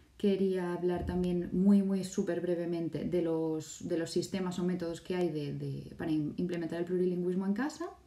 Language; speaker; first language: Spanish; native; Spanish